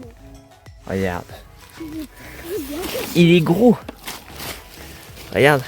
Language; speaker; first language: French; native; French